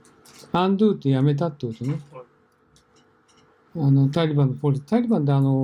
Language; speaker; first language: Japanese; native; Japanese